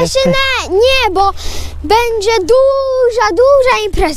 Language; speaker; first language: Polish; early bilingual, heritage; Polish